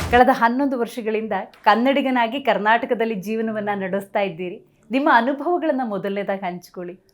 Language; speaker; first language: Kannada; native; Kannada